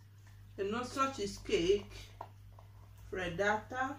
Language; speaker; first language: Italian; non-native, learner; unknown